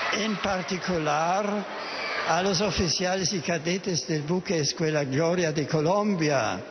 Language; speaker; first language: Spanish; non-native, fluent; German